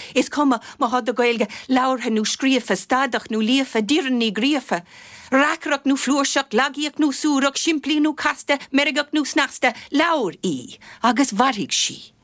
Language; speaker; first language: Irish; non-native, local second language; English